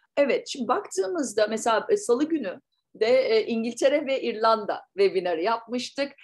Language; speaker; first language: Turkish; native; Turkish